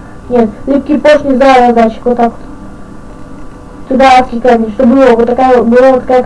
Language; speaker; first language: Russian; native; Russian